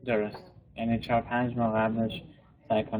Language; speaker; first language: Persian; native; Persian